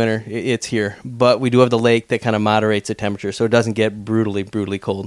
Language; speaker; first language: English; native; English